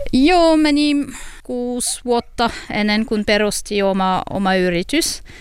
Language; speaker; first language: Finnish; non-native, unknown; French